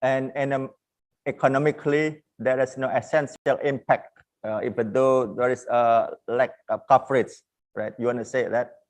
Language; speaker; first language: English; non-native, learner; Indonesian